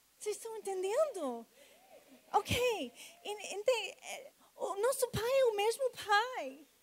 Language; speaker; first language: Portuguese; non-native, fluent; English